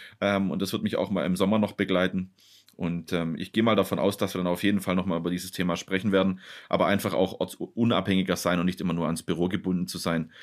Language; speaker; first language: German; native; German